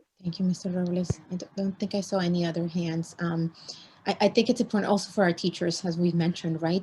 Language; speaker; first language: English; early bilingual, other home language; Spanish